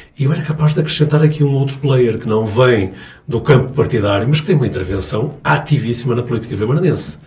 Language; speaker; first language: Portuguese; native; Portuguese